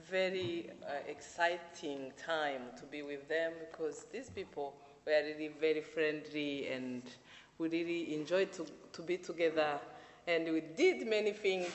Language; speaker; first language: English; non-native, local second language; Kinyarwanda